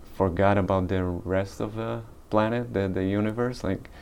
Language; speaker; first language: English; early bilingual, other home language; Polish